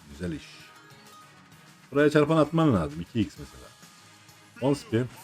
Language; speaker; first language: Turkish; native; Turkish